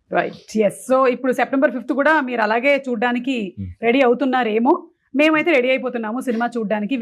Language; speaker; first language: Telugu; non-native, local second language; Malayalam